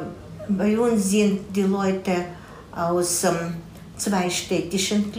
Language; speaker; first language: German; non-native, fluent; Russian